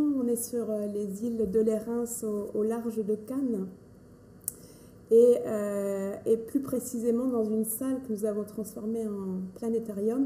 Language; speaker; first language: French; native; French